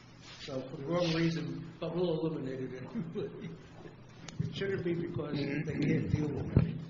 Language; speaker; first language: English; native; English